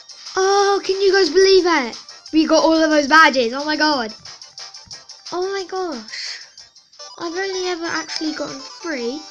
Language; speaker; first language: English; native; English